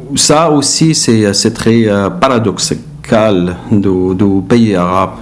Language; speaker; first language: French; non-native, learner; Arabic